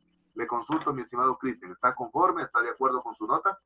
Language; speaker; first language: Spanish; native; Spanish